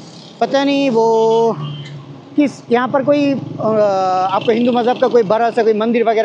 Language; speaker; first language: Hindi; non-native, learner; Bangla